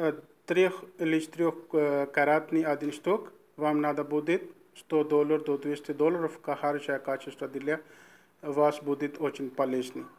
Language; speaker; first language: Russian; non-native, learner; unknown